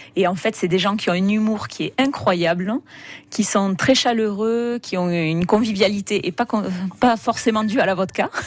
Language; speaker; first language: French; native; French